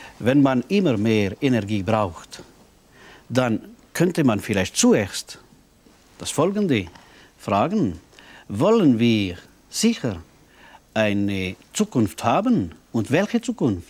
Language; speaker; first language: German; non-native, local second language; French